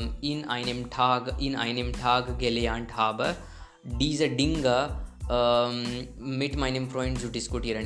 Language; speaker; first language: German; non-native, learner; Hindi